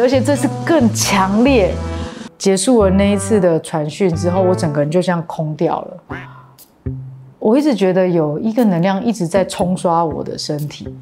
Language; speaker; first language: Chinese; native; Chinese